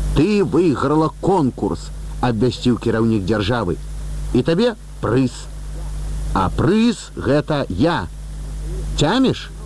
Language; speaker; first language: Belarusian; native; Belarusian